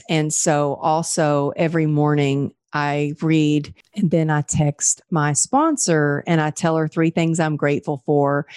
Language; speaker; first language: English; native; English